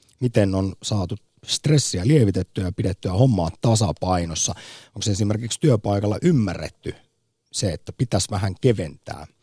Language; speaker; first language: Finnish; native; Finnish